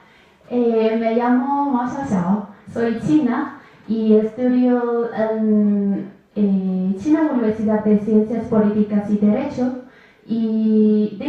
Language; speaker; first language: Spanish; non-native, learner; Chinese